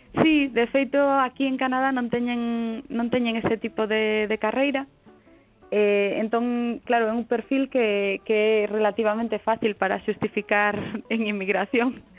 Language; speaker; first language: Galician; non-native, local second language; Spanish